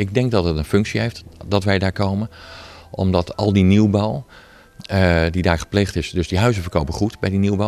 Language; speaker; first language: Dutch; native; Dutch